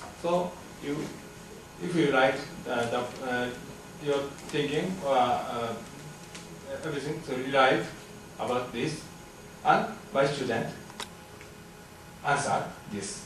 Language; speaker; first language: English; non-native, learner; Japanese